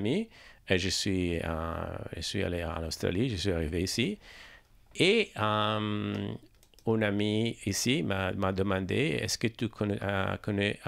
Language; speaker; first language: French; non-native, learner; Italian